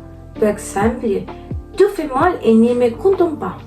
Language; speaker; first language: French; non-native, learner; Spanish